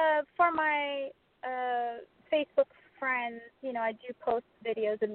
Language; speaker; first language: English; native; English